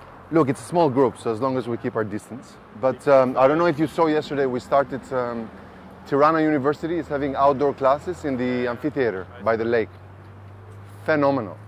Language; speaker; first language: English; non-native, fluent; Albanian